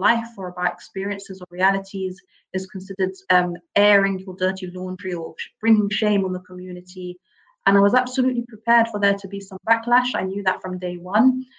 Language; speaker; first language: English; native; English